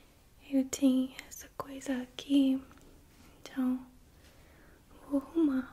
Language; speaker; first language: Portuguese; non-native, learner; English